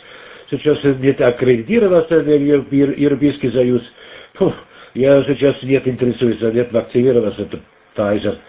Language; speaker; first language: Russian; non-native, learner; German